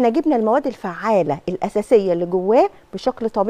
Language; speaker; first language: Arabic; native; Arabic